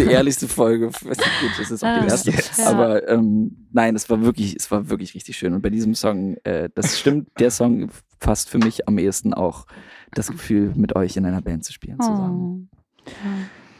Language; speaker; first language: German; native; German